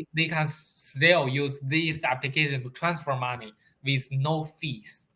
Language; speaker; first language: English; non-native, learner; Chinese